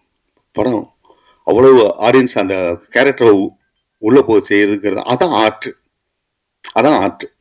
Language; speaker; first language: Tamil; native; Tamil